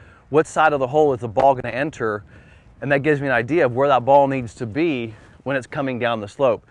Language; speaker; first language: English; native; English